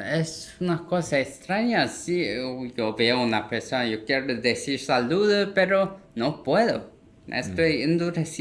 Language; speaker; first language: Spanish; non-native, learner; Korean